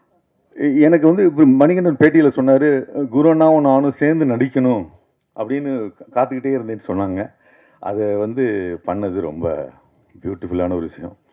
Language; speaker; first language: Tamil; native; Tamil